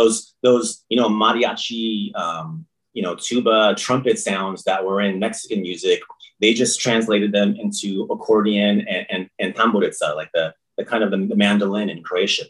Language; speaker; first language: English; early bilingual, other home language; Croatian